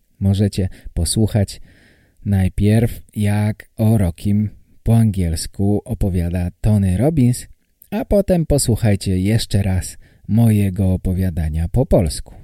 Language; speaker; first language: Polish; native; Polish